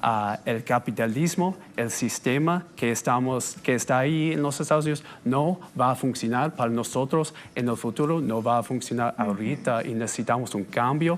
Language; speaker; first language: Spanish; non-native, fluent; English